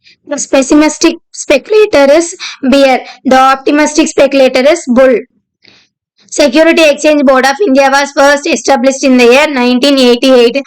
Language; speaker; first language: English; non-native, local second language; Tamil